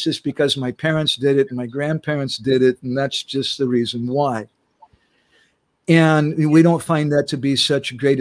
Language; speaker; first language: English; native; English